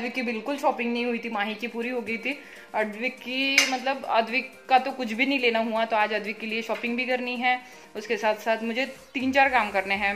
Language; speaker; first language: Hindi; native; Hindi